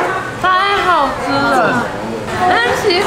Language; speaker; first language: Chinese; non-native, fluent; Japanese